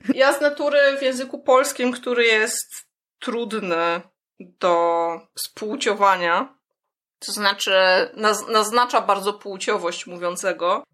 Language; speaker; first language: Polish; non-native, fluent; English